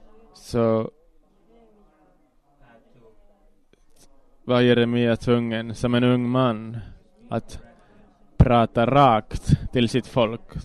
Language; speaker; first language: Swedish; non-native, local second language; Finnish